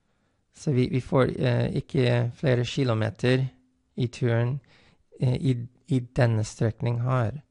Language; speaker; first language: Norwegian; non-native, fluent; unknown